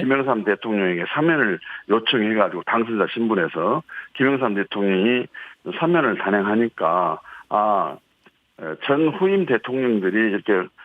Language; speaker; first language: Korean; native; Korean